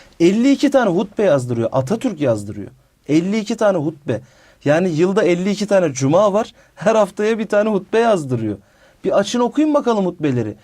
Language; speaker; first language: Turkish; native; Turkish